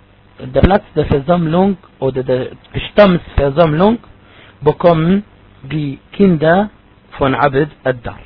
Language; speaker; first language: German; non-native, fluent; Arabic